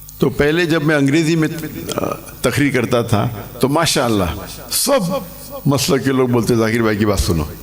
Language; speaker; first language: Urdu; non-native, local second language; English